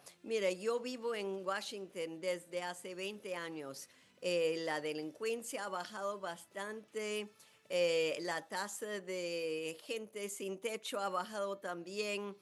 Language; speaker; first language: Spanish; non-native, fluent; English